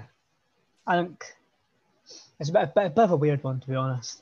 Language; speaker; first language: English; native; English